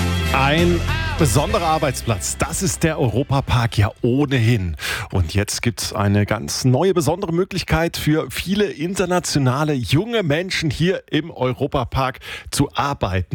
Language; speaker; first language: German; native; German